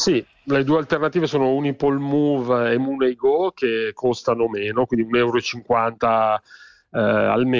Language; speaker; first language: Italian; native; Italian